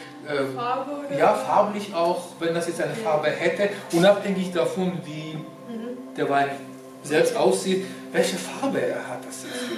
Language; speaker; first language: German; non-native, fluent; Georgian